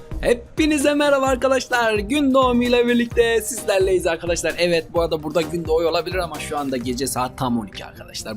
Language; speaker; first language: Turkish; native; Turkish